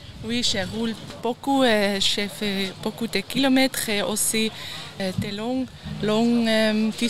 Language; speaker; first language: French; non-native, learner; German